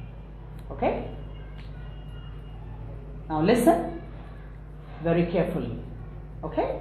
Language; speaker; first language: English; non-native, local second language; Nepali